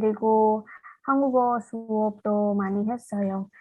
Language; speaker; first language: Korean; non-native, learner; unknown